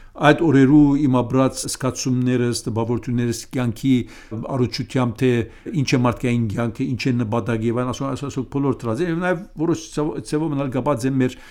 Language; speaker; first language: Armenian; early bilingual, heritage; Armenian